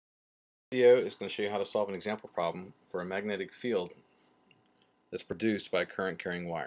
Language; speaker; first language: English; native; English